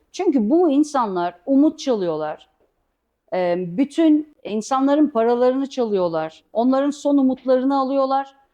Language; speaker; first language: Turkish; early bilingual, heritage; Turkish